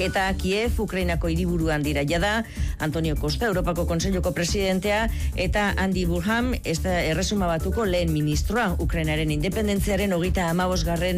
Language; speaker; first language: Basque; native; Basque